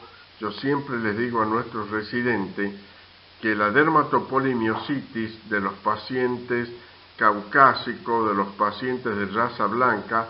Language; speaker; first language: Spanish; native; Spanish